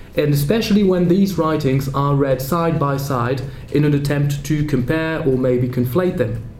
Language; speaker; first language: English; non-native, fluent; French